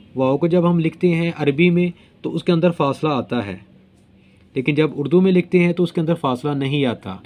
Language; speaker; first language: Urdu; non-native, local second language; Punjabi